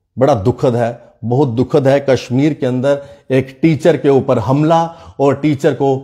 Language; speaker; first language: Hindi; native; Hindi